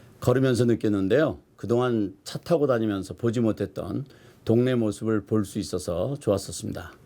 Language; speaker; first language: Korean; native; Korean